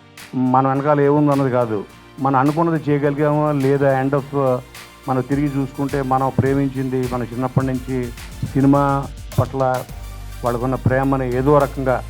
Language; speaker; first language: Telugu; native; Telugu